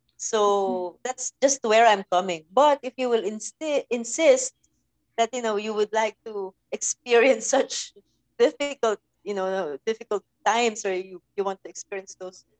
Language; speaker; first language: English; non-native, local second language; Filipino